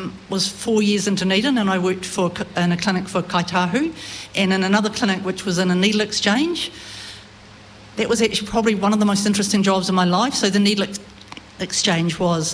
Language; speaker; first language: English; native; English